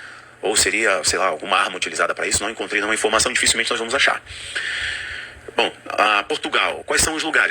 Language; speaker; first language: Portuguese; native; Portuguese